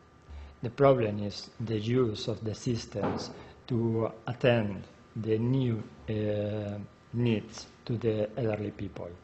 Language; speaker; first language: English; non-native, learner; Spanish